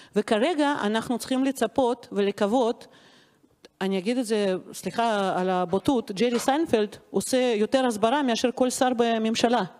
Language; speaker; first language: Hebrew; non-native, fluent; Russian